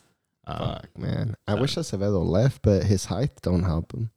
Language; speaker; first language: English; early bilingual, other home language; Spanish